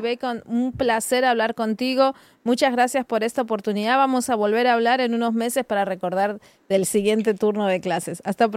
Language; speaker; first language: Spanish; native; Spanish